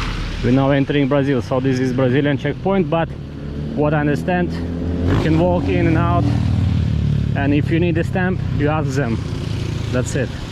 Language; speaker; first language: English; non-native, fluent; Russian